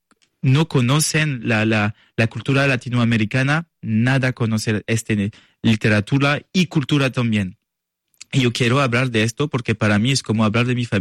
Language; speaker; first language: Spanish; non-native, learner; French